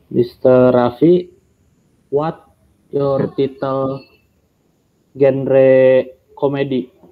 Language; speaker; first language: English; non-native, learner; Indonesian